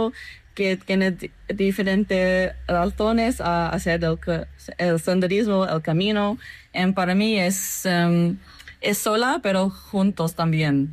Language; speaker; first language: Spanish; non-native, learner; English